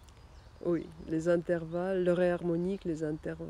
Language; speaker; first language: French; non-native, fluent; Russian